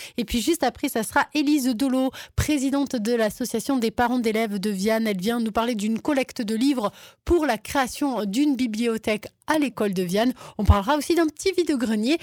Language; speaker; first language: French; native; French